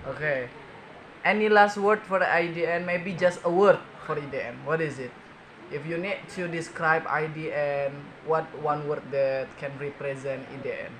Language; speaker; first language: English; non-native, fluent; Indonesian